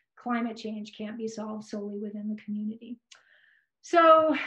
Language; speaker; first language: English; native; English